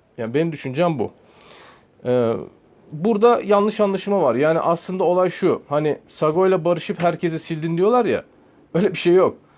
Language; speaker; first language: Turkish; early bilingual, heritage; Turkish